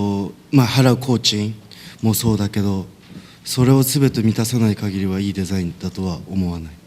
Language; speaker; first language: Japanese; native; Japanese